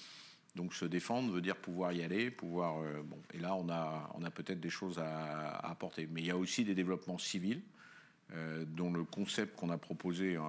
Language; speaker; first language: French; native; French